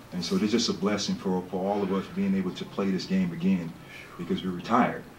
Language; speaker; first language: English; native; English